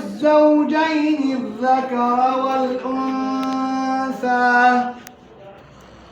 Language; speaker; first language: Arabic; native; Arabic